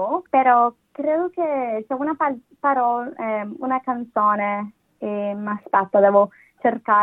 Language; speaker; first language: Italian; non-native, fluent; English